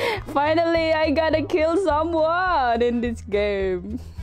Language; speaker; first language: English; non-native, learner; Indonesian